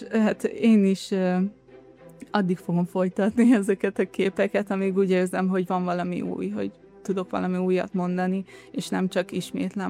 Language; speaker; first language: Hungarian; early bilingual, heritage; Hungarian